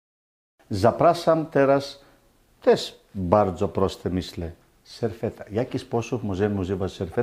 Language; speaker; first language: Polish; non-native, learner; Greek